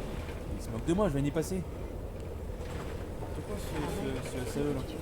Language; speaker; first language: French; native; French